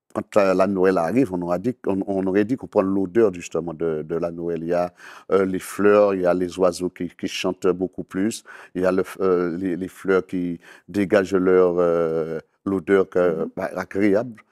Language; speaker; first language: French; native; French